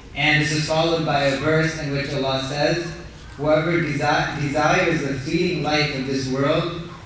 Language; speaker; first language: English; native; English